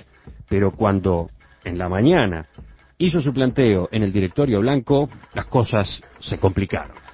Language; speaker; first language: Spanish; native; Spanish